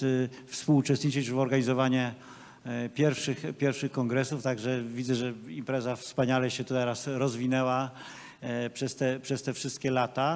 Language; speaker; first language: Polish; native; Polish